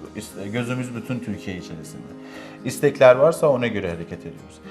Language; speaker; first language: Turkish; non-native, learner; Persian